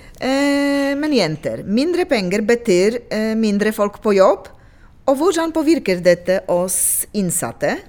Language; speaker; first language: Norwegian; non-native, fluent; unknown